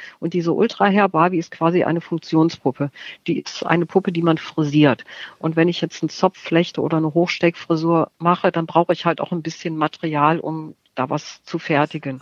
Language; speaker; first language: German; native; German